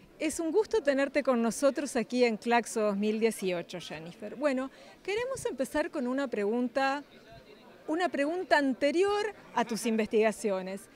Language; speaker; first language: Spanish; native; Spanish